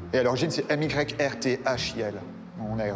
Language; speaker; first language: French; native; French